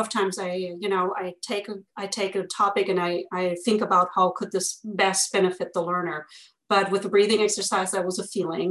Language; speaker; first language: English; non-native, fluent; German